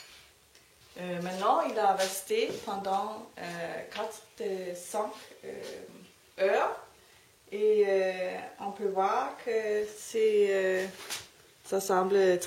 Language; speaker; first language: French; non-native, learner; Danish